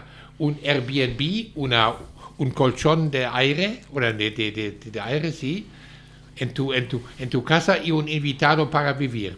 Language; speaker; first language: Spanish; non-native, fluent; German